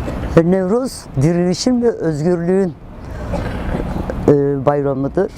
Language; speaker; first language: Turkish; non-native, local second language; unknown